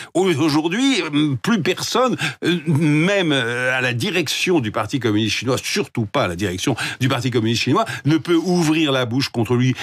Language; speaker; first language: French; native; French